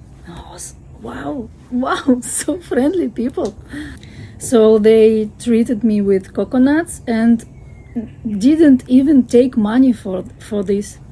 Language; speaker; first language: English; non-native, fluent; Russian